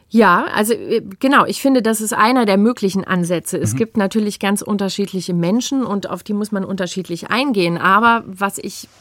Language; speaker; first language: German; native; German